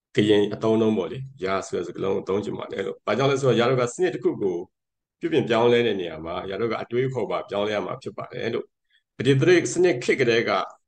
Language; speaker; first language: Burmese; non-native, local second language; Karen languages